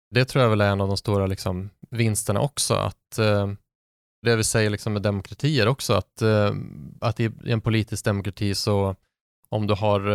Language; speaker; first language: Swedish; native; Swedish